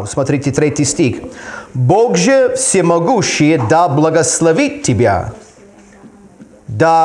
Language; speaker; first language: Russian; non-native, fluent; English